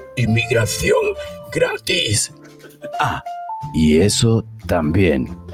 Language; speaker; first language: Spanish; native; Spanish